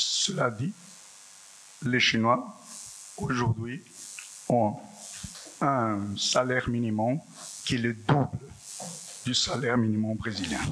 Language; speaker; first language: French; non-native, fluent; Portuguese